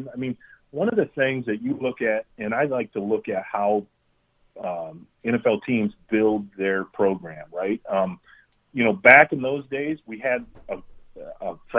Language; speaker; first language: English; native; English